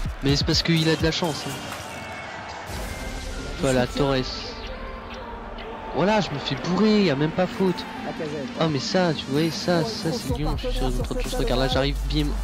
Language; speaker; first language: French; native; French